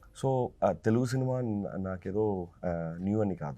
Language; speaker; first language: Telugu; non-native, fluent; Tamil